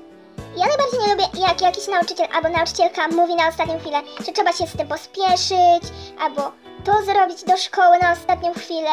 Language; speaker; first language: Polish; native; Polish